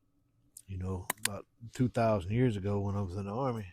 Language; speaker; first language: English; native; English